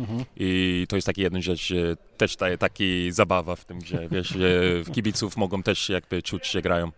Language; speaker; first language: Polish; early bilingual, heritage; English